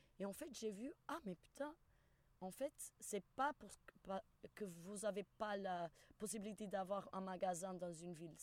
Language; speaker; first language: French; non-native, fluent; Portuguese